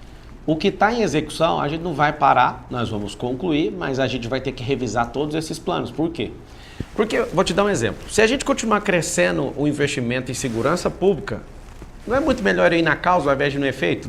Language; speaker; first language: Portuguese; native; Portuguese